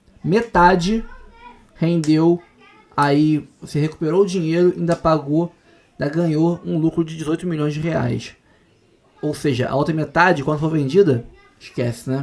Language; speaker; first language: Portuguese; native; Portuguese